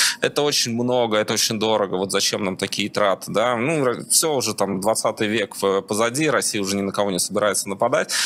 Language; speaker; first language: Russian; native; Russian